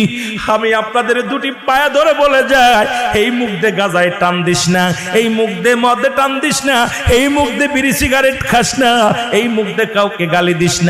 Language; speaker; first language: Bangla; native; Bangla